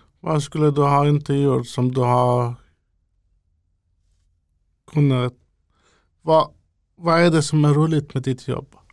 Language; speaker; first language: Swedish; non-native, local second language; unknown